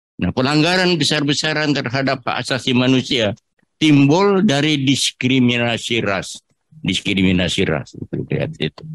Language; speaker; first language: Indonesian; non-native, local second language; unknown